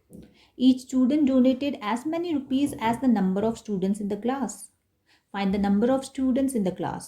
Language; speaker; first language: English; non-native, local second language; Hindi